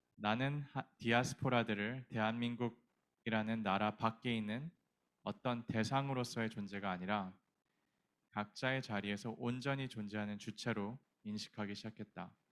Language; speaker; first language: Korean; native; Korean